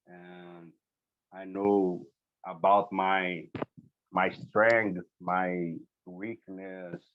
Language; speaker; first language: English; non-native, learner; Portuguese